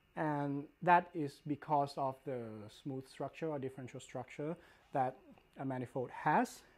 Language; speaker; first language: English; non-native, fluent; Thai